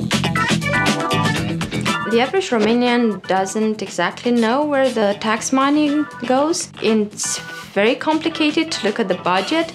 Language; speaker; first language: English; non-native, fluent; Romanian